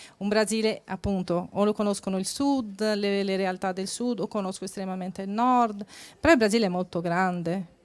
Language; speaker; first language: Italian; early bilingual, heritage; Portuguese